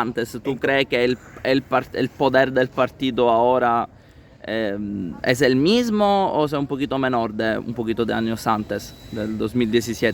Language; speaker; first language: Spanish; non-native, learner; Italian